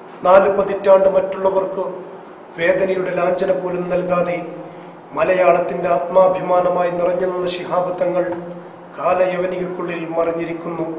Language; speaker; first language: Malayalam; native; Malayalam